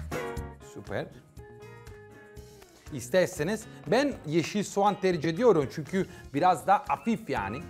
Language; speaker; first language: Turkish; non-native, fluent; Italian